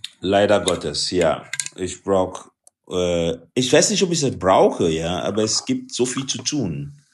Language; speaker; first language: German; non-native, fluent; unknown